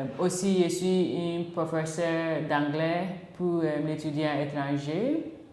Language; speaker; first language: French; non-native, learner; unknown